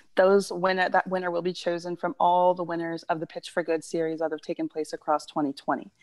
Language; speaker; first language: English; native; English